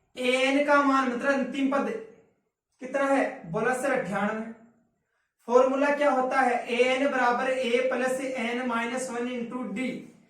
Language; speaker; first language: Hindi; native; Hindi